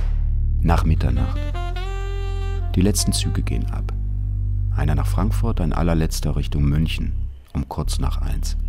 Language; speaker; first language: German; native; German